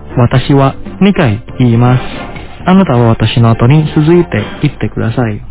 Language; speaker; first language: Japanese; non-native, fluent; Indonesian